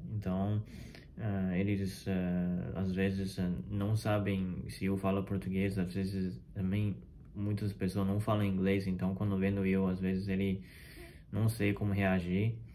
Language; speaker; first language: Portuguese; non-native, fluent; Chinese